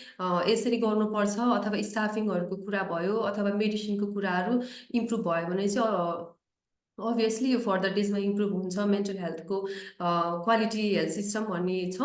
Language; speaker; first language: Nepali; native; Nepali